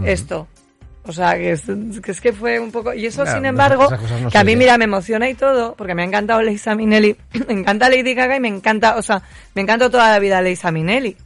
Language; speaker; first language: Spanish; native; Spanish